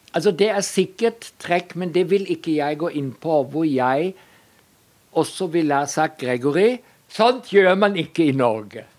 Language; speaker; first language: Norwegian; non-native, fluent; German